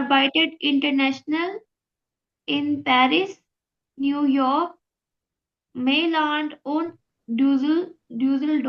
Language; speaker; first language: German; non-native, learner; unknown